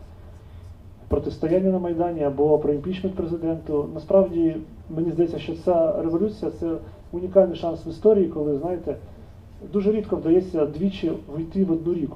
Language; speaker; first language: Ukrainian; native; Ukrainian